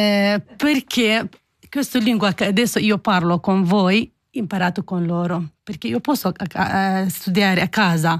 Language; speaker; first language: Italian; non-native, learner; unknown